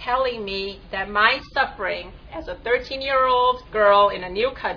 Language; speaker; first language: English; non-native, fluent; Portuguese